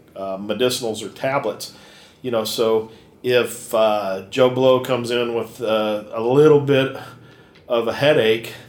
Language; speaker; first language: English; native; English